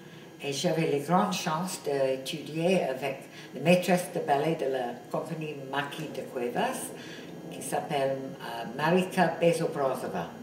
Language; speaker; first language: French; non-native, fluent; English